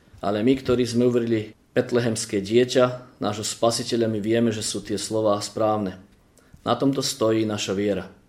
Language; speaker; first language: Slovak; early bilingual, heritage; Slovak